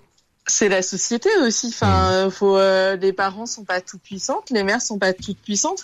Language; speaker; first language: French; native; French